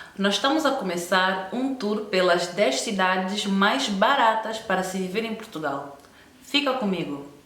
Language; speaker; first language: Portuguese; native; Portuguese